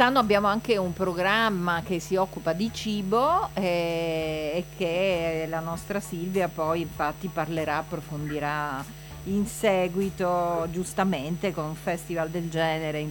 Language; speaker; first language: Italian; native; Italian